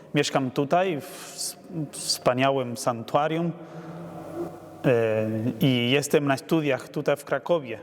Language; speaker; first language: Polish; non-native, learner; Spanish